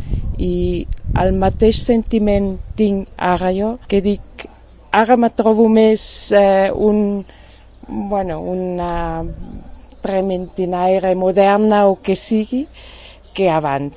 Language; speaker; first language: Catalan; non-native, fluent; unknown